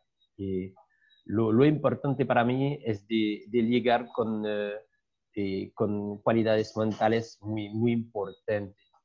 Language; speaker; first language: Spanish; non-native, learner; French